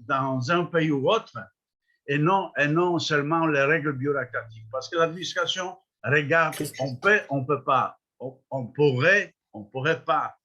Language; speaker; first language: French; non-native, fluent; Polish